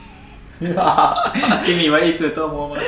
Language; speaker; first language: Japanese; non-native, learner; Vietnamese